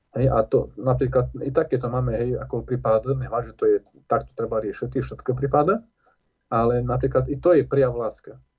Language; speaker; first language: Slovak; non-native, local second language; Rusyn